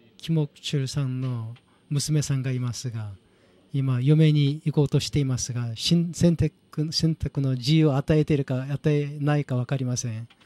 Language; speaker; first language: Japanese; non-native, fluent; Korean